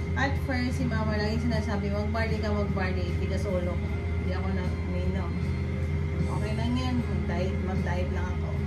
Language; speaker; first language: Filipino; non-native, local second language; Cebuano